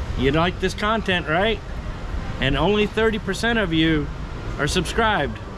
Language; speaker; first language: English; native; English